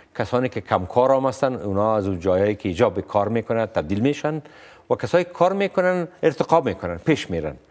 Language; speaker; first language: Persian; non-native, local second language; Pashto